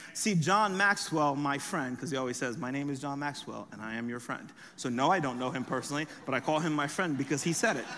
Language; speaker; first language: English; early bilingual, other home language; French